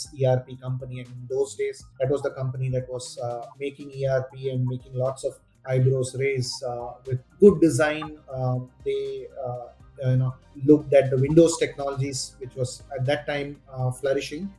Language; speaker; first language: English; non-native, local second language; Tamil